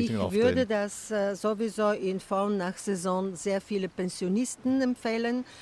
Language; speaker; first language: German; non-native, fluent; Bulgarian